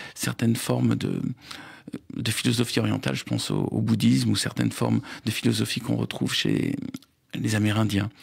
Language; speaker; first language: French; native; French